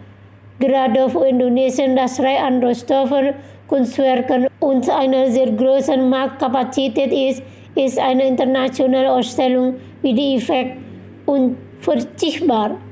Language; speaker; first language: German; non-native, fluent; Indonesian